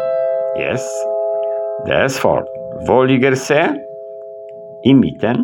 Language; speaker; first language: Swedish; non-native, learner; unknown